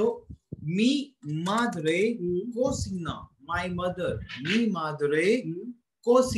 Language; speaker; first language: Spanish; non-native, fluent; Hindi